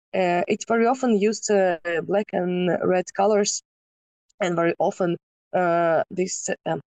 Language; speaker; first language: English; non-native, fluent; Ukrainian